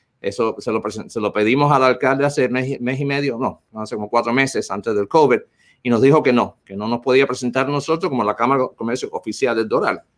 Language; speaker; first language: Spanish; early bilingual, heritage; Spanish